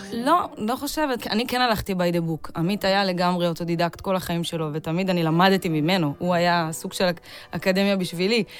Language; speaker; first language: Hebrew; native; Hebrew